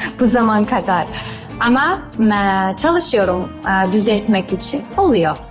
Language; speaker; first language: Turkish; non-native, learner; Georgian